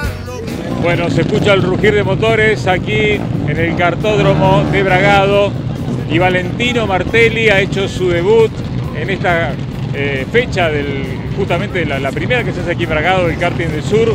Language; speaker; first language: Spanish; native; Spanish